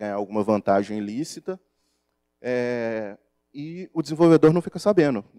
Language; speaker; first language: Portuguese; native; Portuguese